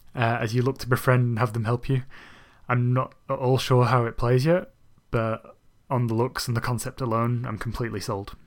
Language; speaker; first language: English; native; English